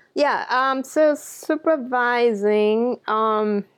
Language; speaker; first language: English; non-native, local second language; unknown